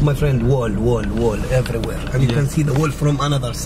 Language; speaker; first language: English; non-native, learner; Arabic